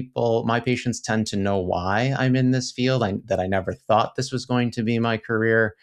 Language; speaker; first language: English; native; English